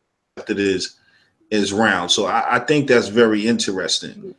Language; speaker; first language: English; native; English